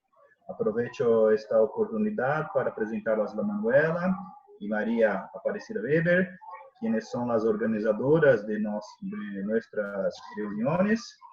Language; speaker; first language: Spanish; non-native, fluent; Portuguese